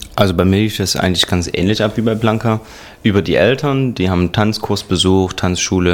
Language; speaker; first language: German; native; German